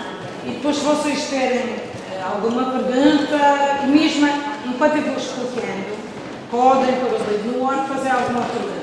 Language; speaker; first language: Portuguese; native; Portuguese